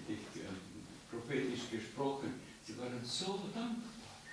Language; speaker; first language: German; non-native, learner; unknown